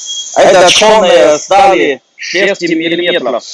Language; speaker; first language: Russian; non-native, fluent; Chinese